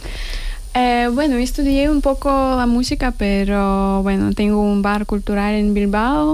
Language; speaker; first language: Spanish; native; Spanish